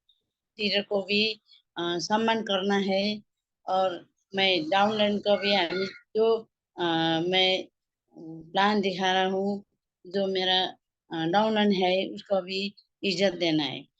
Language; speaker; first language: Hindi; non-native, learner; Nepali